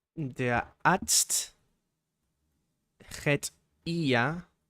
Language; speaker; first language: German; non-native, learner; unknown